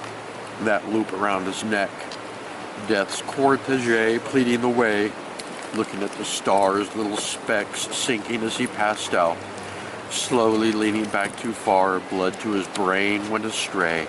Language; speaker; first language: English; native; English